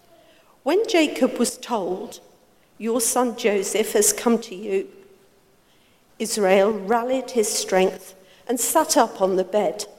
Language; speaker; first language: English; native; English